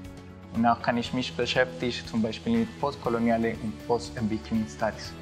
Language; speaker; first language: German; non-native, fluent; Spanish